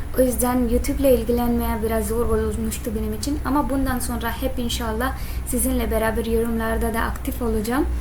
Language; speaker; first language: Turkish; non-native, learner; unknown